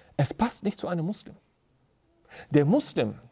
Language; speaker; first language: German; native; German